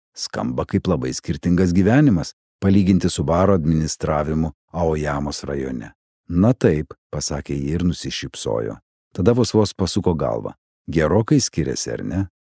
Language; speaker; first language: Lithuanian; native; Lithuanian